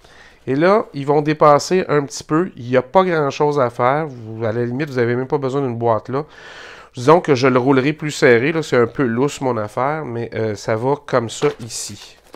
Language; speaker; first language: French; native; French